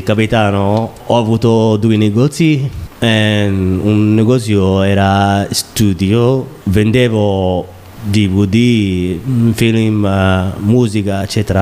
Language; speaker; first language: Italian; non-native, learner; Somali